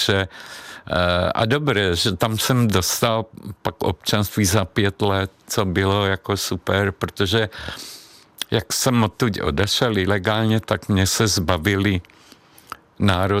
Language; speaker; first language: Czech; non-native, fluent; Hungarian